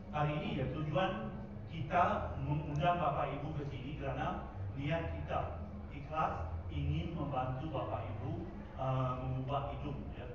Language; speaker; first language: Indonesian; non-native, fluent; Tamil